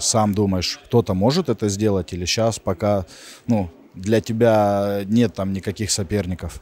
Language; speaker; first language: Russian; native; Russian